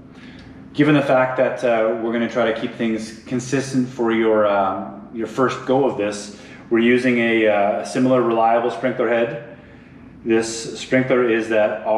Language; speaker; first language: English; native; English